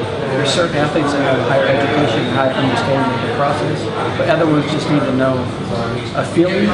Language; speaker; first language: English; native; English